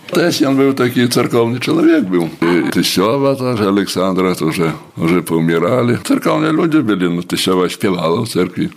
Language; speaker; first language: Ukrainian; native; Ukrainian